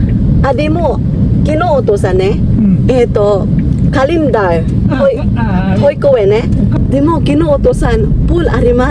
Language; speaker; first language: Japanese; non-native, learner; Filipino